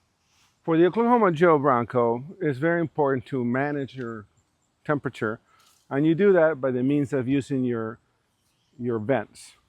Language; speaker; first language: English; early bilingual, other home language; Spanish